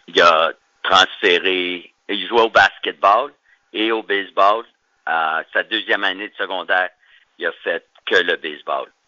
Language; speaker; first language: French; native; French